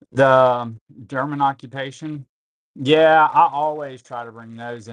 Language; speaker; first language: English; native; English